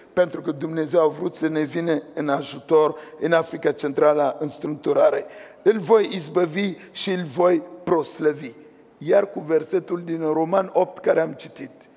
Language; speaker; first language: Romanian; non-native, fluent; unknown